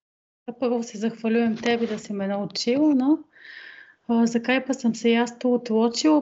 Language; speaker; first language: Slovenian; non-native, fluent; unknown